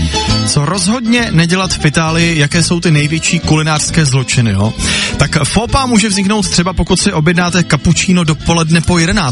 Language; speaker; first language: Czech; native; Czech